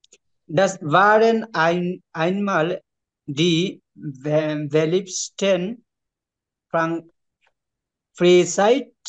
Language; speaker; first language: German; non-native, learner; Bangla